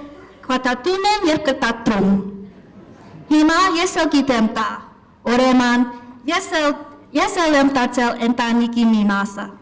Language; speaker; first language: Armenian; non-native, learner; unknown